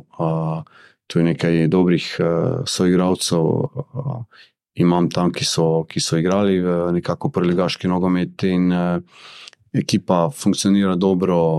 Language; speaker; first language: Slovenian; early bilingual, other home language; Bosnian